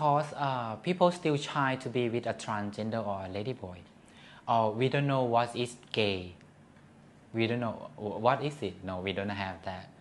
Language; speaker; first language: English; non-native, learner; Thai